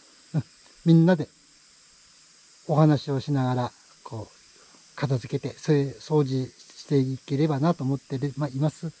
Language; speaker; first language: Japanese; native; Japanese